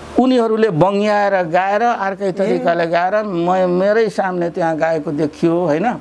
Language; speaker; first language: Nepali; non-native, local second language; Dangaura Tharu